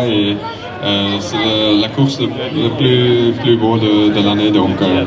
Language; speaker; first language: French; non-native, local second language; Dutch